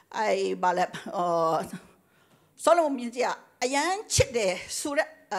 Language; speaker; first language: Burmese; non-native, local second language; Tedim Chin